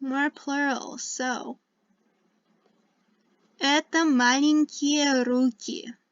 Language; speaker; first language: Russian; non-native, fluent; English